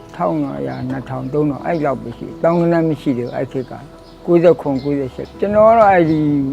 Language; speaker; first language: Burmese; native; Burmese